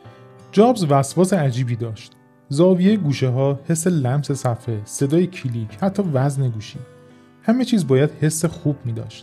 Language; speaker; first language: Persian; native; Persian